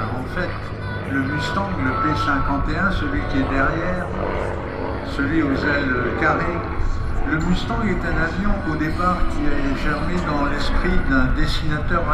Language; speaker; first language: French; native; French